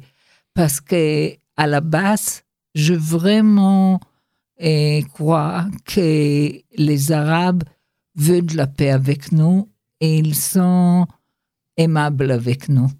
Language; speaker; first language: French; non-native, learner; Hebrew